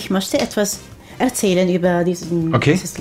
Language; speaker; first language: German; non-native, fluent; Hungarian